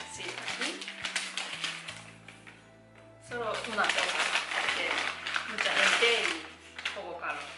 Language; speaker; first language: Spanish; non-native, learner; Japanese